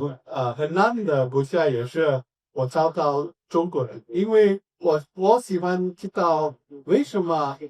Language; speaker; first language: Chinese; non-native, learner; English